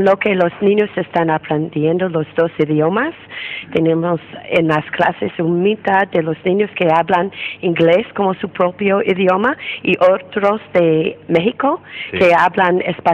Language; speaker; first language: Spanish; non-native, fluent; English